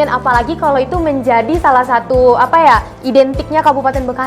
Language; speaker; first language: Indonesian; native; Indonesian